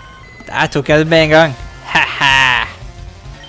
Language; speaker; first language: Norwegian; native; Norwegian